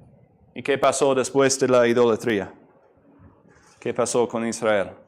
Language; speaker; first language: Spanish; non-native, fluent; English